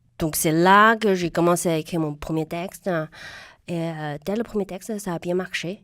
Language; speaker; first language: French; non-native, fluent; Chinese